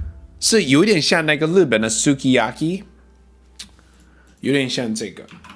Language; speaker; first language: Chinese; early bilingual, heritage; English